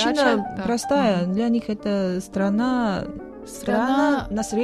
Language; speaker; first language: Russian; non-native, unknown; Chinese